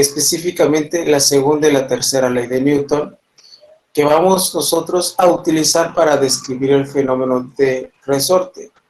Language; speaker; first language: Spanish; native; Spanish